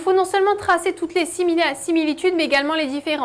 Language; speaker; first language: French; native; French